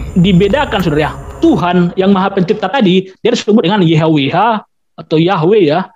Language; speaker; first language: Indonesian; native; Indonesian